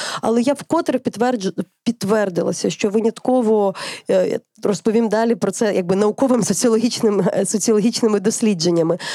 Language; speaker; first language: Ukrainian; native; Ukrainian